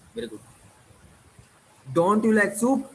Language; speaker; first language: English; non-native, local second language; Sinhala